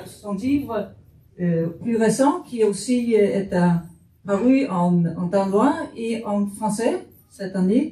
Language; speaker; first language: French; non-native, fluent; Faroese